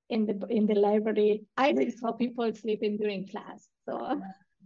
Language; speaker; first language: English; non-native, fluent; Spanish